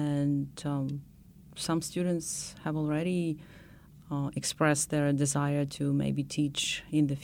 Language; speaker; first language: English; non-native, fluent; Ukrainian